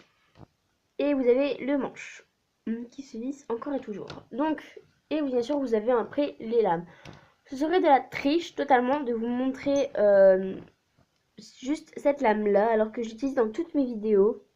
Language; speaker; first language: French; native; French